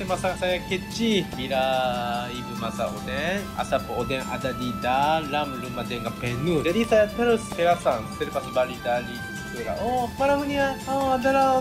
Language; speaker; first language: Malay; non-native, learner; Japanese